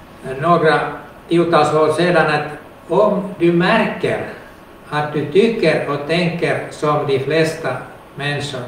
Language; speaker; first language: Swedish; non-native, local second language; Finnish